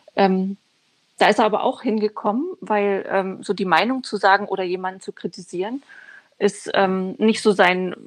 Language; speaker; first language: German; native; German